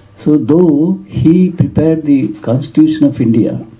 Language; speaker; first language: English; non-native, local second language; Kannada